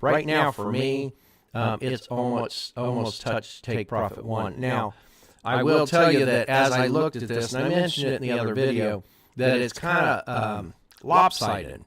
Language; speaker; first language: English; native; English